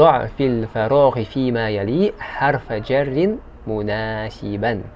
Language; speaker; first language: Arabic; non-native, fluent; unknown